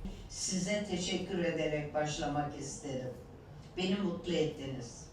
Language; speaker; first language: Turkish; native; Turkish